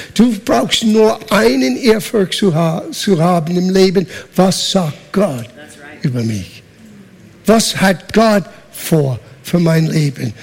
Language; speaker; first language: German; non-native, fluent; English